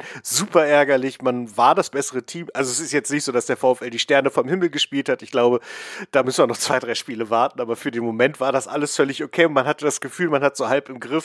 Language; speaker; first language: German; native; German